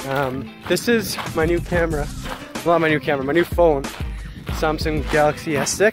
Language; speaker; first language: English; native; English